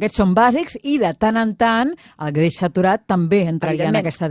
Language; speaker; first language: Catalan; native; Catalan